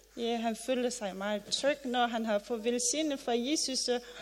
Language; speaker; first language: Danish; non-native, learner; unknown